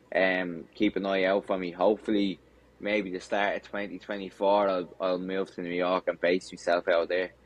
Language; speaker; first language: English; native; English